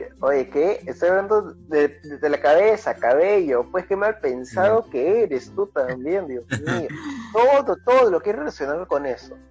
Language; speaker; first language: Spanish; native; Spanish